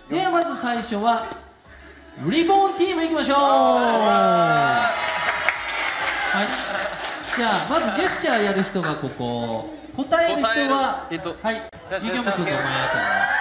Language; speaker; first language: Japanese; native; Japanese